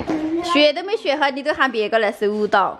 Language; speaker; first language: Chinese; native; Chinese